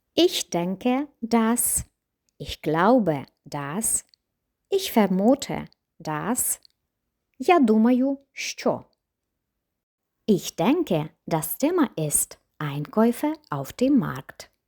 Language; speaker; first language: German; non-native, fluent; Ukrainian